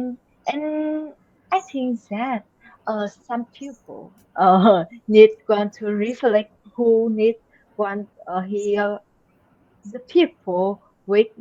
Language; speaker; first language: English; non-native, learner; Vietnamese